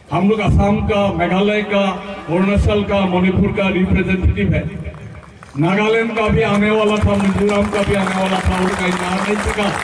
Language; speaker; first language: Hindi; non-native, local second language; Assamese